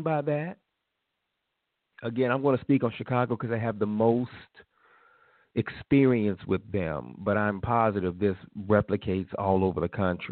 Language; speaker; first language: English; native; English